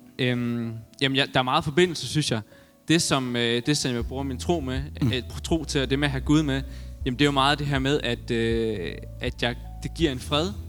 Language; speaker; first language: Danish; native; Danish